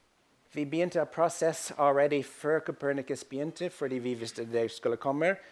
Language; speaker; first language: Norwegian; non-native, fluent; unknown